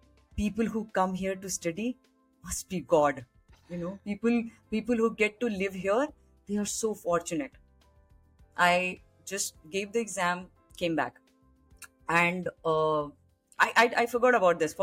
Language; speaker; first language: English; non-native, local second language; Hindi